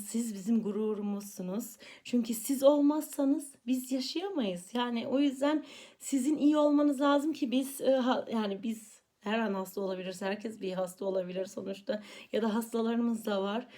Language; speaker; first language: Turkish; early bilingual, heritage; Turkish